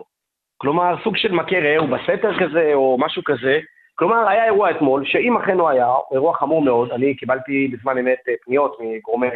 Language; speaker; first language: Hebrew; native; Hebrew